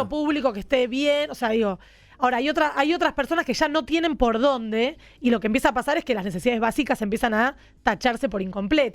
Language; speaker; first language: Spanish; native; Spanish